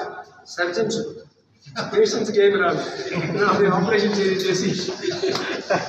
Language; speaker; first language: Telugu; non-native, learner; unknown